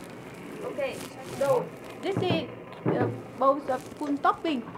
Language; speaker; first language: English; non-native, fluent; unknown